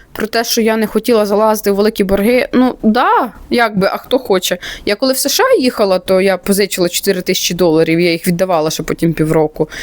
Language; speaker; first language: Ukrainian; non-native, local second language; Russian